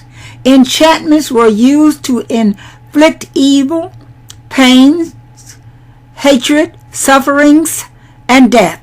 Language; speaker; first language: English; native; English